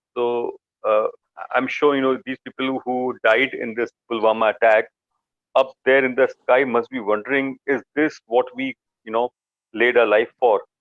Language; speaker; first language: English; non-native, local second language; Hindi